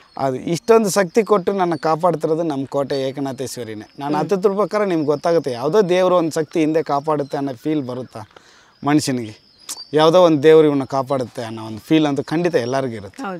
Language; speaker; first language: Kannada; non-native, local second language; Tamil